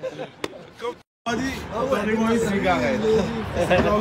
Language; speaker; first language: French; non-native, learner; Arabic